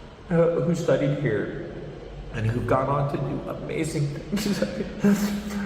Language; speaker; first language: English; native; English